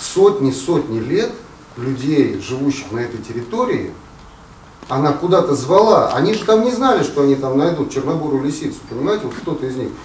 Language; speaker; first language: Russian; native; Russian